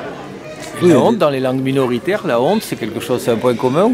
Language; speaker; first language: French; native; French